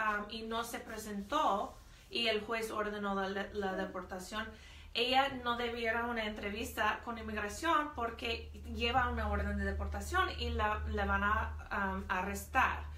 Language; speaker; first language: Spanish; non-native, fluent; English